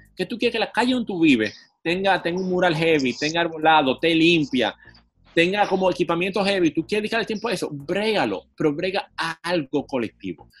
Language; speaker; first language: Spanish; native; Spanish